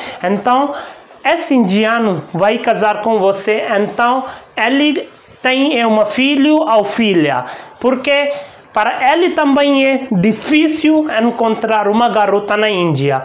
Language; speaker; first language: Portuguese; non-native, learner; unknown